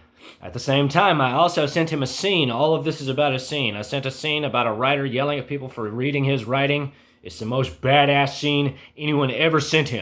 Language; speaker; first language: English; native; English